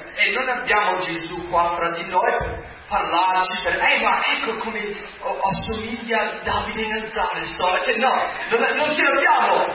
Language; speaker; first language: Italian; non-native, fluent; English